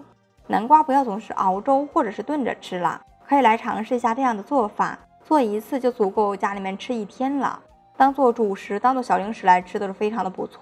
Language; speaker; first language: Chinese; native; Chinese